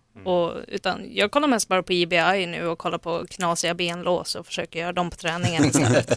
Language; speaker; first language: Swedish; native; Swedish